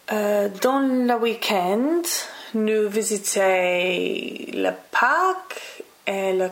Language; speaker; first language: French; non-native, learner; English